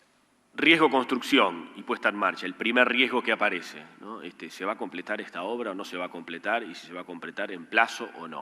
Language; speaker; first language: Spanish; native; Spanish